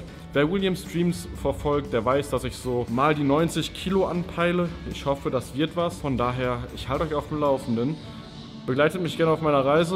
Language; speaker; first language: German; native; German